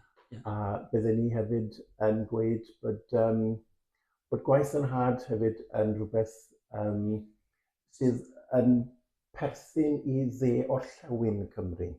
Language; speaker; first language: Welsh; native; Welsh